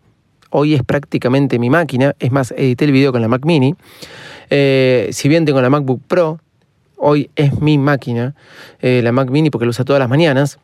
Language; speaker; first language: Spanish; native; Spanish